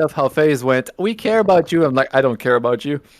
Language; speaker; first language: English; native; English